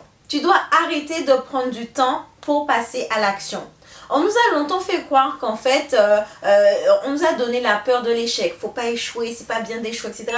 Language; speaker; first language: French; native; French